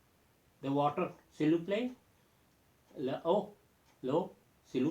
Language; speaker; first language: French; non-native, learner; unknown